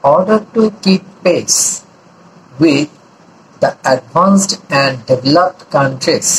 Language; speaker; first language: English; non-native, local second language; Bangla